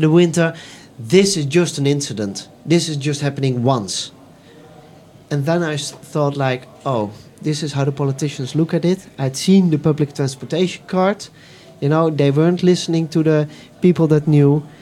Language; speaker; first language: English; non-native, fluent; Dutch